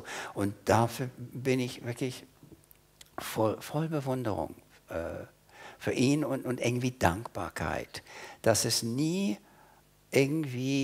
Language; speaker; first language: German; non-native, fluent; English